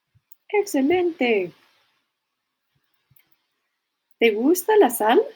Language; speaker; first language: Spanish; non-native, fluent; English